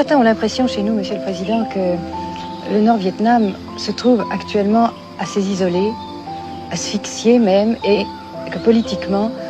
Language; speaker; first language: French; native; French